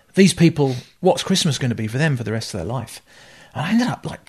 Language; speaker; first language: English; native; English